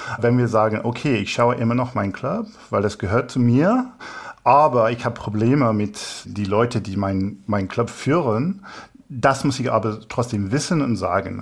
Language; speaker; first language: German; non-native, fluent; English